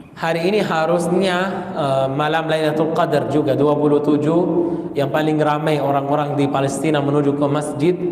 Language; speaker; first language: Indonesian; non-native, fluent; Arabic